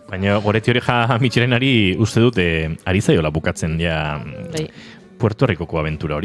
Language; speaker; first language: Basque; native; Basque